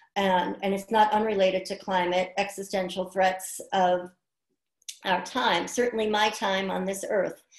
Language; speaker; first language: English; native; English